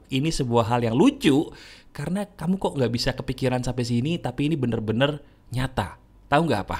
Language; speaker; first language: Indonesian; native; Indonesian